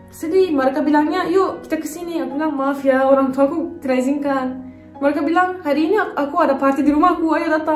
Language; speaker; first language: Indonesian; non-native, fluent; Turkish